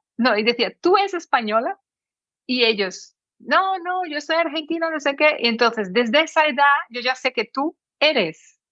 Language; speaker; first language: Spanish; early bilingual, heritage; Portuguese